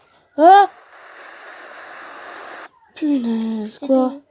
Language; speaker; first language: French; native; French